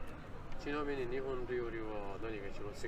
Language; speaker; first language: Japanese; non-native, learner; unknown